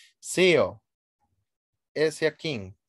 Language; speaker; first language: Portuguese; non-native, fluent; Spanish